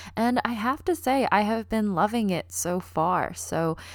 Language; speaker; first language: English; native; English